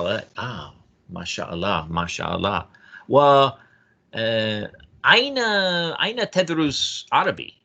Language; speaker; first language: Arabic; non-native, fluent; English